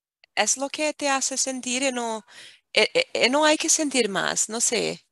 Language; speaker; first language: Spanish; non-native, fluent; Portuguese